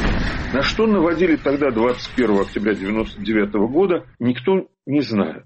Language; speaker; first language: Russian; native; Russian